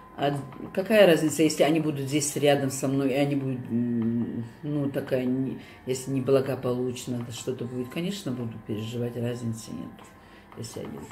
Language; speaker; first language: Russian; non-native, local second language; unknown